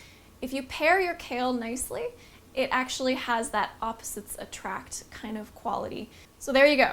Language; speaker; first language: English; native; English